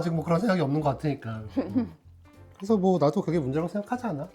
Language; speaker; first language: Korean; native; Korean